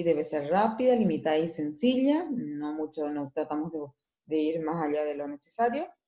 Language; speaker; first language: Spanish; native; Spanish